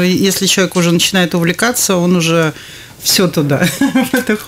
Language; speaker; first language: Russian; native; Russian